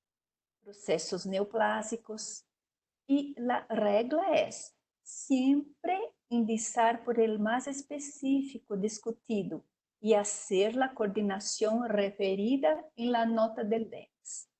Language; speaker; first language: Spanish; non-native, learner; Portuguese